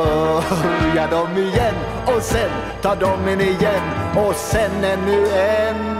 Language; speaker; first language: Swedish; native; Swedish